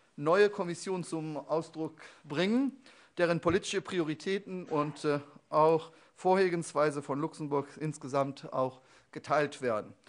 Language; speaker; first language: German; non-native, local second language; Luxembourgish